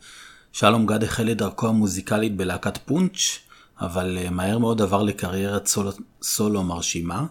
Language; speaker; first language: Hebrew; native; Hebrew